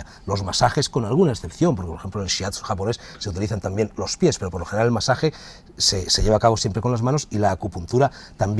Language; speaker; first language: Spanish; native; Spanish